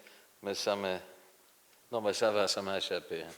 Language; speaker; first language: French; non-native, fluent; Polish